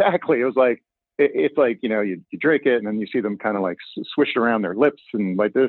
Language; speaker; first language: English; native; English